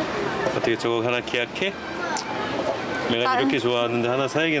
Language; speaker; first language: Korean; native; Korean